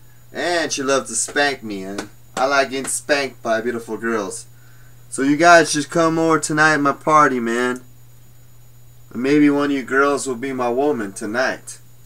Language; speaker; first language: English; native; English